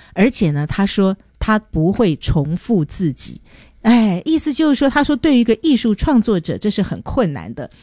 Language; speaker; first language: Chinese; native; Chinese